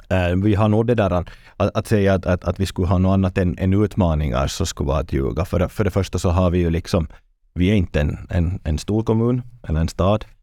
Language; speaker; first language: Swedish; native; Swedish